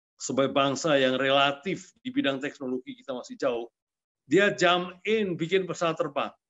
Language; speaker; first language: Indonesian; native; Indonesian